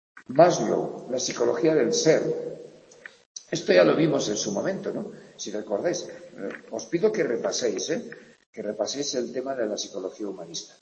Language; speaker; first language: Spanish; native; Spanish